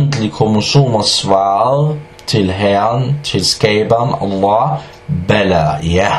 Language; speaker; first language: Danish; non-native, fluent; Arabic